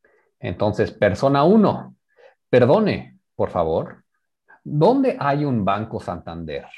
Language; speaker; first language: Spanish; non-native, fluent; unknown